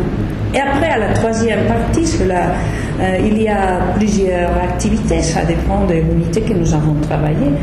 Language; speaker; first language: French; non-native, learner; Spanish